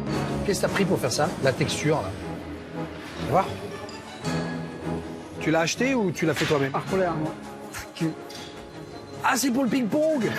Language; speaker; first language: French; native; French